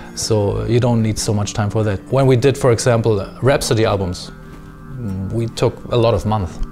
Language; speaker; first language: English; non-native, fluent; German